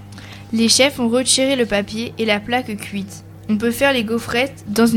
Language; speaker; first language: French; native; French